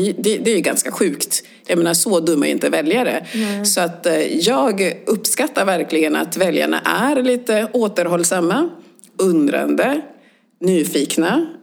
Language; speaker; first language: Swedish; early bilingual, other home language; Swahili